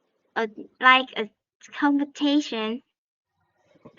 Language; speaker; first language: English; non-native, learner; Vietnamese